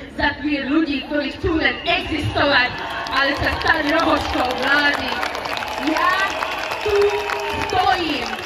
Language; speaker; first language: Slovak; non-native, local second language; Hungarian